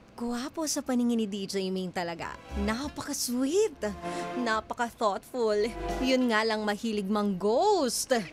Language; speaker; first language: Filipino; native; Filipino